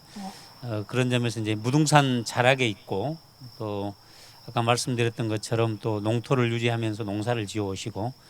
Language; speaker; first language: Korean; native; Korean